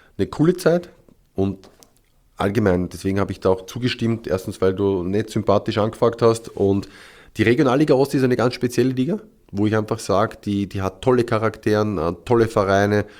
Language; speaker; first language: German; native; German